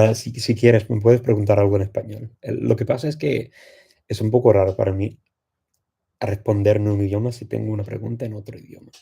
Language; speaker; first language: Spanish; non-native, fluent; English